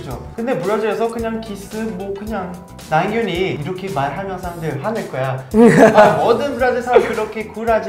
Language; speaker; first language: Korean; non-native, fluent; Portuguese